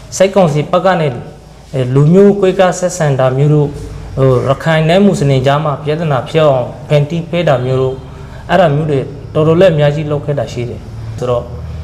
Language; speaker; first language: Burmese; non-native, local second language; Rohingya